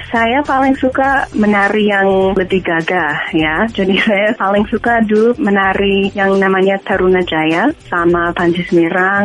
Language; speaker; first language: Indonesian; non-native, fluent; English